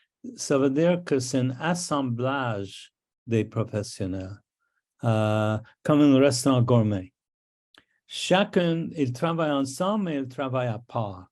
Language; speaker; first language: French; non-native, local second language; English